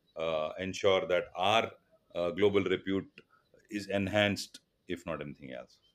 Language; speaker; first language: English; non-native, local second language; Tulu